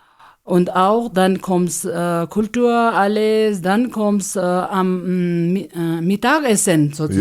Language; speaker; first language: German; non-native, learner; Ladakhi